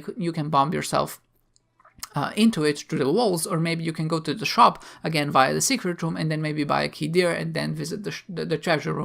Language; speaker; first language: English; non-native, fluent; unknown